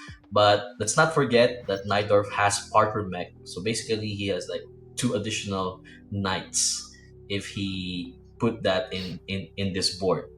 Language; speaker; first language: English; non-native, local second language; Filipino